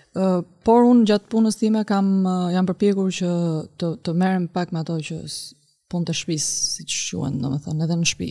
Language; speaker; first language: Albanian; native; Albanian